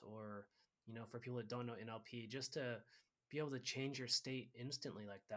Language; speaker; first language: English; native; English